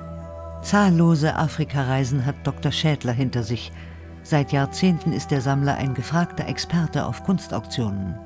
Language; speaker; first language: German; native; German